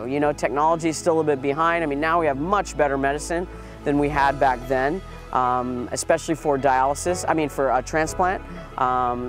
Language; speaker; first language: English; native; English